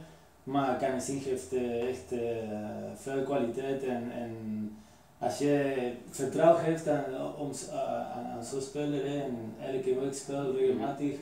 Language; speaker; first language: Dutch; non-native, fluent; Spanish